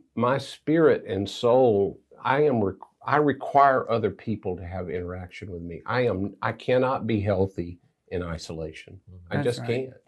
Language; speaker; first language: English; native; English